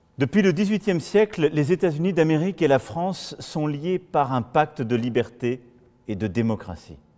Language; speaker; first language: French; native; French